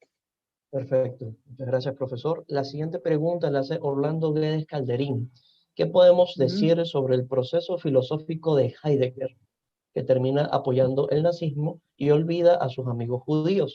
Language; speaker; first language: Spanish; native; Spanish